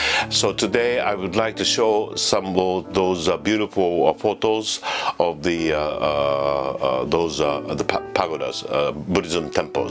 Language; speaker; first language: English; non-native, fluent; Japanese